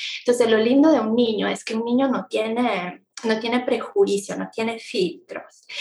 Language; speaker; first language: Spanish; non-native, fluent; Italian